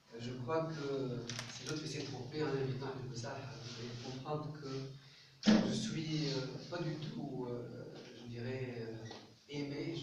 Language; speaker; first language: French; non-native, local second language; Arabic